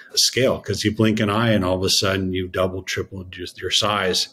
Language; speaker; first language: English; native; English